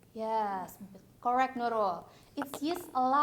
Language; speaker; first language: English; non-native, learner; Indonesian